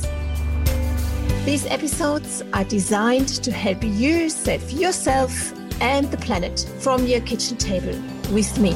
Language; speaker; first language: English; non-native, fluent; German